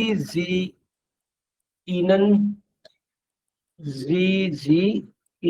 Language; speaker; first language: German; non-native, fluent; Hindi